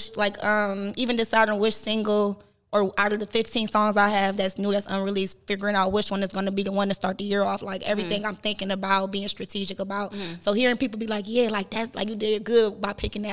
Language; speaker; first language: English; native; English